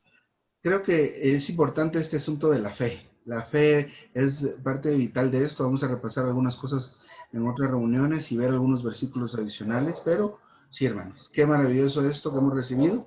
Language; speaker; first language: Spanish; native; Spanish